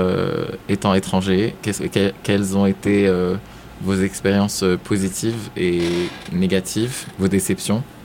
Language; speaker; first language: French; non-native, local second language; Arabic